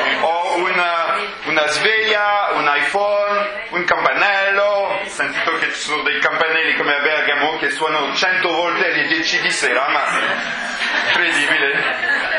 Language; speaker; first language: Italian; non-native, fluent; French